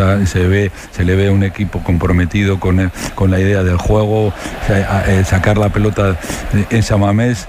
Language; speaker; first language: Spanish; native; Spanish